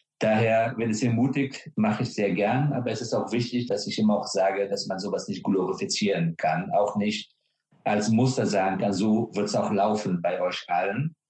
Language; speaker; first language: German; non-native, fluent; Persian